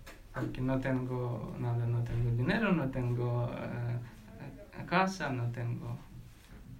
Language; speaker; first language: Spanish; non-native, learner; Ukrainian